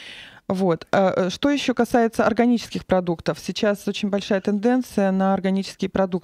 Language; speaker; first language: Russian; native; Russian